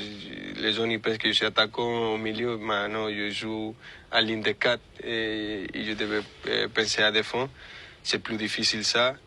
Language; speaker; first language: French; non-native, fluent; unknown